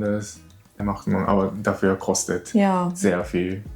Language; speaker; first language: German; non-native, learner; Japanese